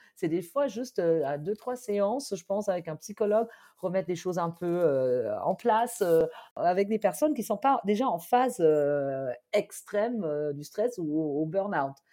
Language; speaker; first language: French; non-native, fluent; German